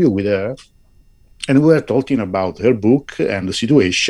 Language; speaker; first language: English; non-native, fluent; Italian